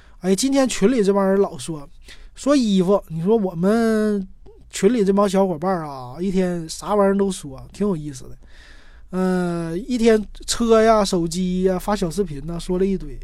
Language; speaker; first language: Chinese; native; Chinese